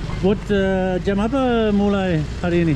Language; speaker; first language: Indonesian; non-native, learner; English